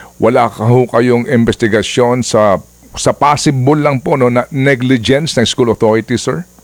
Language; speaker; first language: Filipino; non-native, local second language; Cebuano